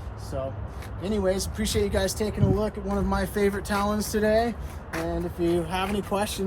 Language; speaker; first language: English; native; English